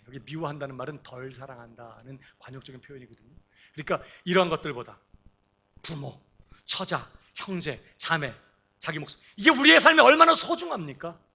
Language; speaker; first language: Korean; native; Korean